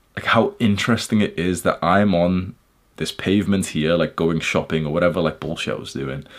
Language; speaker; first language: English; native; English